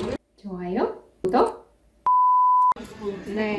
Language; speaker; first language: Korean; non-native, learner; Russian